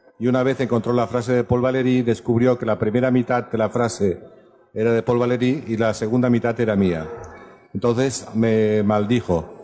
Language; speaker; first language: Spanish; native; Spanish